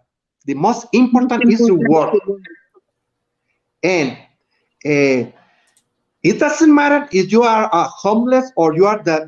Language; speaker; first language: English; non-native, learner; Spanish